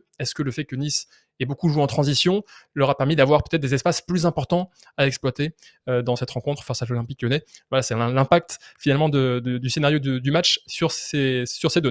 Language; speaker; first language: French; native; French